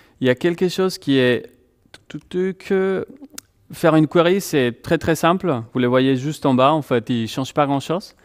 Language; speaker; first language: French; non-native, fluent; Spanish